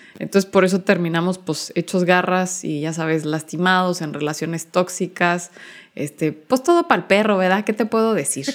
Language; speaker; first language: Spanish; native; Spanish